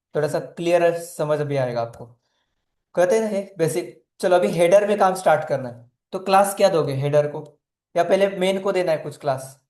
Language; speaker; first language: Hindi; non-native, local second language; Marathi